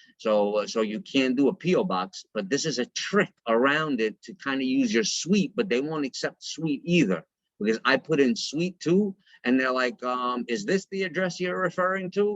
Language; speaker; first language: English; native; English